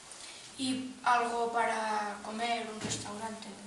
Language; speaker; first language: Spanish; non-native, learner; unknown